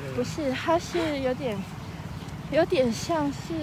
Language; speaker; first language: Chinese; native; Chinese